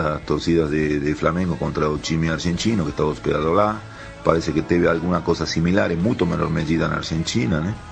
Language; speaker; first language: Spanish; non-native, fluent; Portuguese